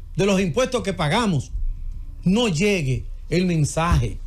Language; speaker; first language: Spanish; native; Spanish